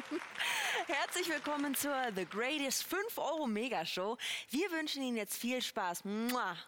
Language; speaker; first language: German; native; German